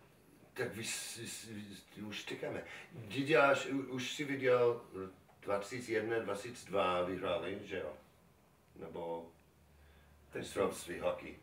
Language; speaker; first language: Czech; non-native, learner; English